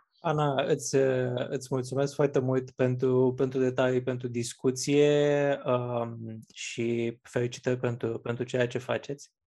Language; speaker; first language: Romanian; native; Romanian